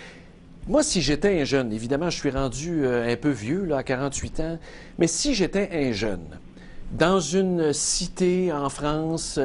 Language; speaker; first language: French; native; French